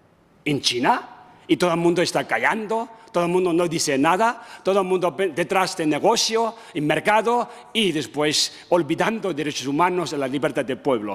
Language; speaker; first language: Spanish; non-native, learner; Tibetan